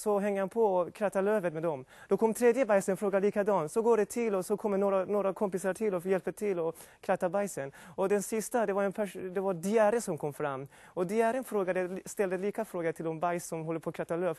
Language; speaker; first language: Swedish; non-native, fluent; Persian